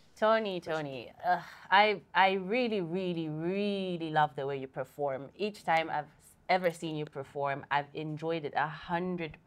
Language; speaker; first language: English; non-native, local second language; Bemba